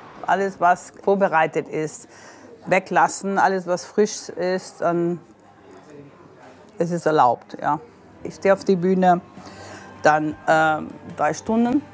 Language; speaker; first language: German; non-native, fluent; English